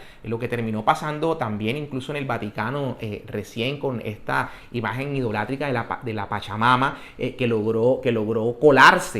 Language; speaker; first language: Spanish; native; Spanish